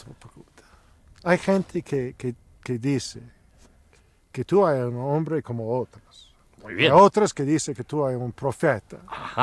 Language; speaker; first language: Spanish; non-native, learner; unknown